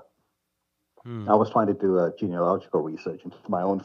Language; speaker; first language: English; non-native, local second language; Shona